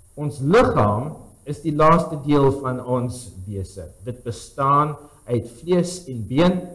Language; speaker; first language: Afrikaans; non-native, local second language; English